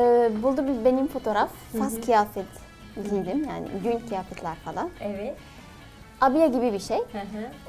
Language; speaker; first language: Turkish; non-native, learner; Arabic